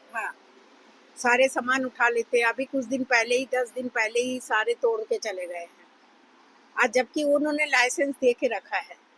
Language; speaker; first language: Hindi; non-native, local second language; Bangla